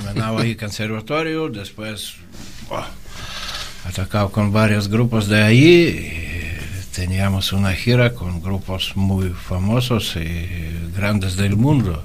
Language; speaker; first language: Spanish; non-native, learner; Russian